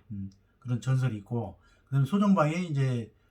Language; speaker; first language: Korean; native; Korean